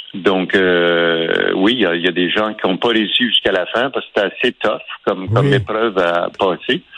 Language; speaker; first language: French; native; French